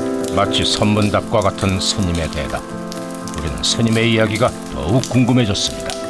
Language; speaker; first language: Korean; native; Korean